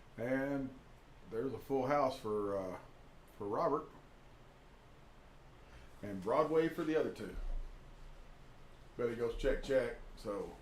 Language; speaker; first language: English; native; English